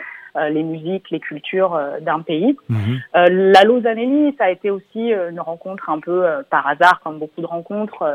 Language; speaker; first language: French; native; French